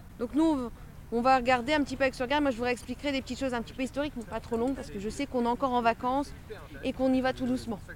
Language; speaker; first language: French; native; French